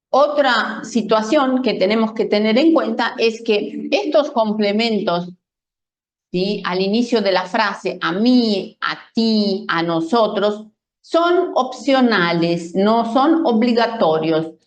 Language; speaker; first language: Spanish; non-native, fluent; Portuguese